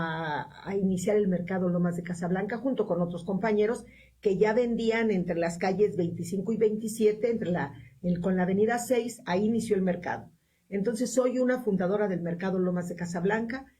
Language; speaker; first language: Spanish; native; Spanish